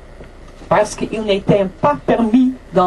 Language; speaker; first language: French; non-native, fluent; Dutch